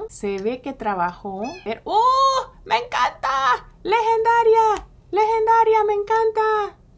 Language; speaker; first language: Spanish; early bilingual, heritage; Spanish